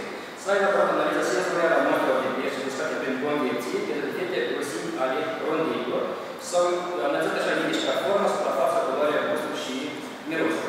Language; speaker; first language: Romanian; native; Romanian